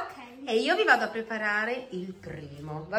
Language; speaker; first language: Italian; native; Italian